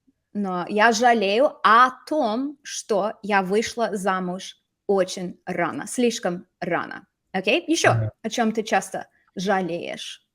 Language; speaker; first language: Russian; non-native, fluent; English